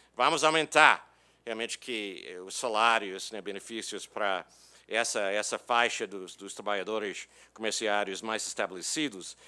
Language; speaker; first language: Portuguese; non-native, fluent; English